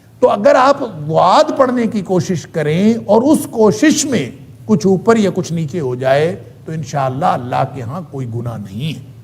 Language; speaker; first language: Urdu; non-native, local second language; Punjabi